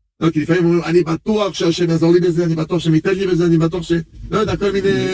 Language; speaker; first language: Hebrew; non-native, fluent; French